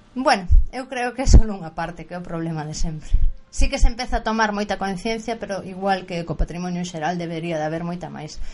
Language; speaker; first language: Galician; native; Galician